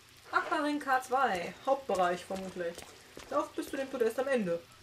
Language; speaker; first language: German; native; German